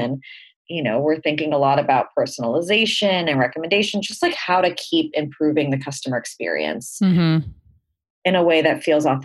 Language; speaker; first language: English; native; English